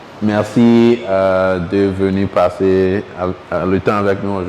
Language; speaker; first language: French; non-native, local second language; Ewe